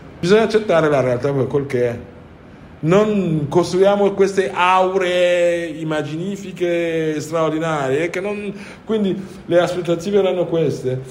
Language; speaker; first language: Italian; non-native, fluent; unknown